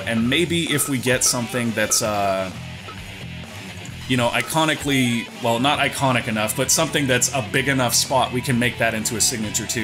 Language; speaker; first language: English; native; English